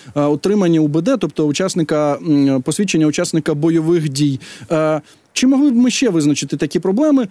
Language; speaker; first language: Ukrainian; native; Ukrainian